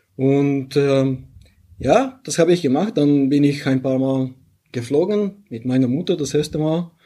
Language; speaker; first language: German; non-native, fluent; Bulgarian